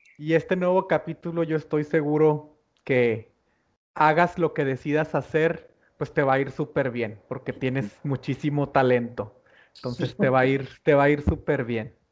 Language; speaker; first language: Spanish; native; Spanish